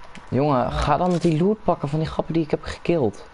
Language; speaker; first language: Dutch; native; Dutch